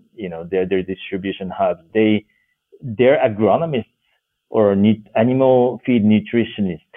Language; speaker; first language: English; non-native, fluent; Japanese